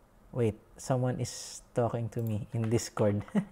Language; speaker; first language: English; non-native, local second language; Filipino